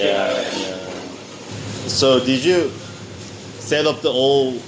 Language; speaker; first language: English; non-native, learner; Korean